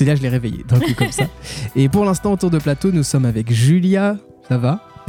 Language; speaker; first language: French; native; French